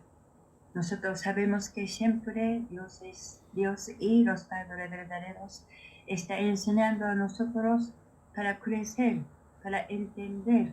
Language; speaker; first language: Spanish; non-native, learner; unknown